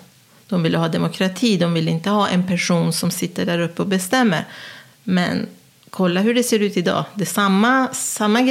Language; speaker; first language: Swedish; non-native, fluent; Persian